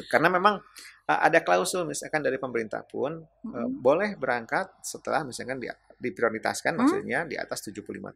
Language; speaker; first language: Indonesian; native; Indonesian